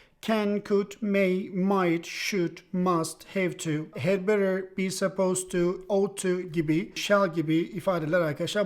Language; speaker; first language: English; non-native, fluent; Turkish